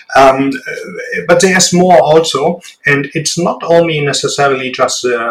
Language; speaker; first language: English; non-native, fluent; German